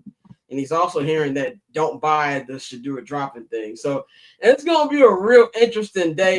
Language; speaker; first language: English; native; English